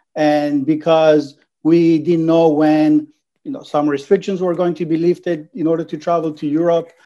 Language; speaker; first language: English; non-native, fluent; Italian